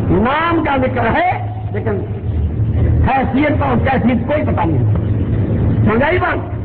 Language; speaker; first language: Urdu; non-native, local second language; Sindhi